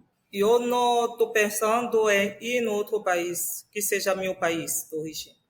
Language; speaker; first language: Portuguese; non-native, fluent; French